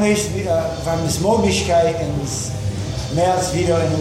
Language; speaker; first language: German; non-native, learner; English